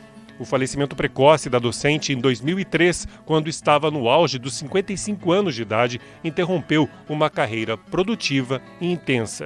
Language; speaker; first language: Portuguese; native; Portuguese